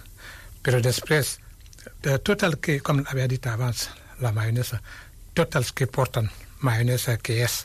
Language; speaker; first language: Catalan; non-native, fluent; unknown